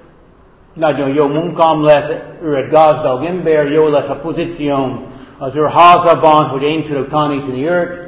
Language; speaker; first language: Hungarian; non-native, fluent; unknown